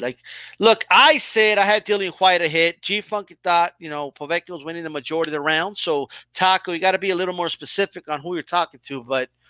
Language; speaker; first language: English; early bilingual, other home language; Spanish